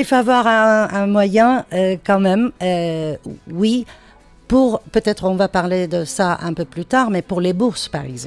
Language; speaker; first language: French; non-native, fluent; Turkish